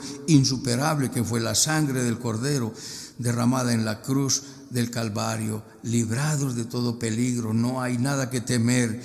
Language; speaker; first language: Spanish; native; Spanish